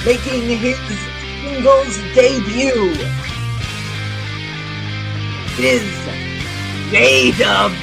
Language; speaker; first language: English; native; English